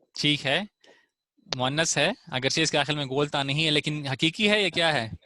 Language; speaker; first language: Urdu; non-native, local second language; Punjabi